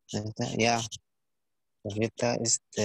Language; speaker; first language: German; non-native, learner; Arabic